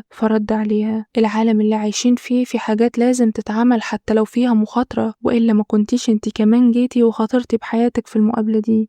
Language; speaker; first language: Arabic; native; Arabic